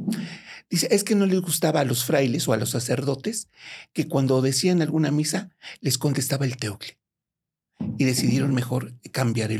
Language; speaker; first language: Spanish; native; Spanish